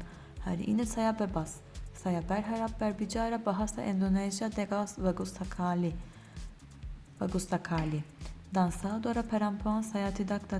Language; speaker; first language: Indonesian; non-native, learner; Turkish